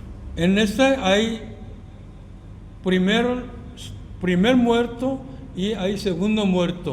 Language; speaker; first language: Spanish; non-native, fluent; Korean